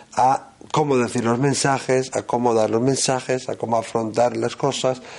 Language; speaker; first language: Spanish; native; Spanish